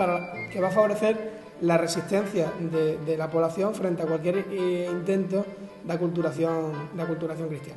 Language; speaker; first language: Spanish; native; Spanish